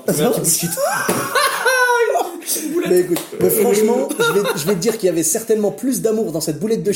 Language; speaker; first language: French; native; French